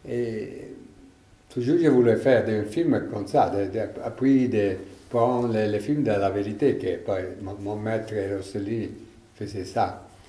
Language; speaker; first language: French; non-native, learner; Italian